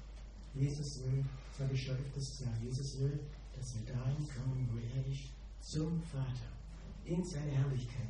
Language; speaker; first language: German; non-native, fluent; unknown